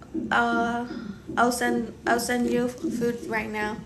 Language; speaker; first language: English; early bilingual, other home language; Spanish